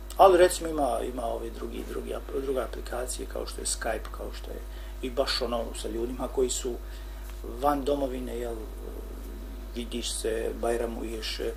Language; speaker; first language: Croatian; non-native, fluent; Albanian